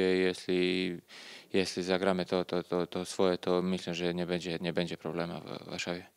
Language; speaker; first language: Polish; non-native, learner; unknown